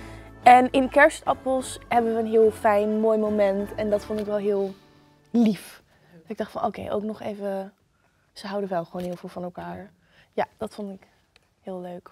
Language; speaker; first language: Dutch; native; Dutch